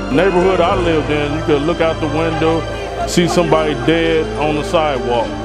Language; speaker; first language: English; native; English